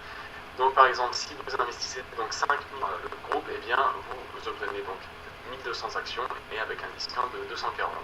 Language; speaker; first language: French; native; French